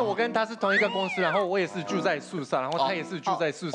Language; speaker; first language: Chinese; non-native, fluent; Japanese